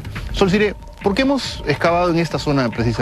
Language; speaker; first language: Spanish; native; Spanish